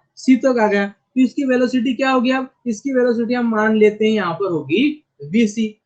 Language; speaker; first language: Hindi; non-native, local second language; Marathi